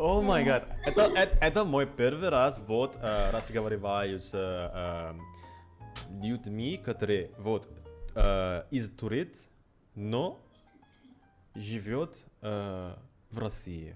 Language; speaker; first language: Russian; non-native, learner; Indonesian